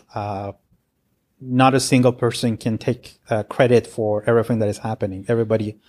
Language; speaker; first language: English; non-native, fluent; Persian